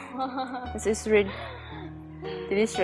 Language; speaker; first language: English; non-native, learner; Chinese